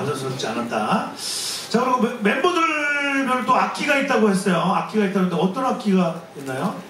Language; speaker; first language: Korean; native; Korean